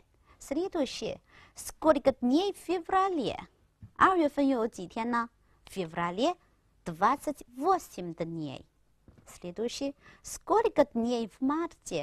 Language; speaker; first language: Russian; non-native, fluent; Chinese